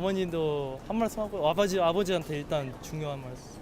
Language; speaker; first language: Korean; early bilingual, heritage; Korean